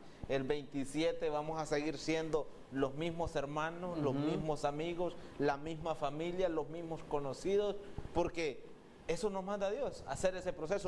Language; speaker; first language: Spanish; native; Spanish